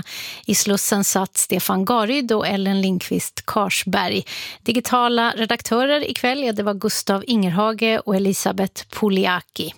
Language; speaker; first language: Swedish; native; Swedish